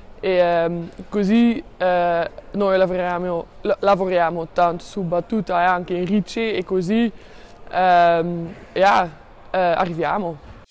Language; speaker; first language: Italian; non-native, learner; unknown